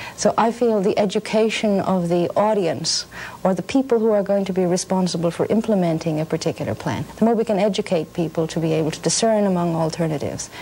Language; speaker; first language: English; native; English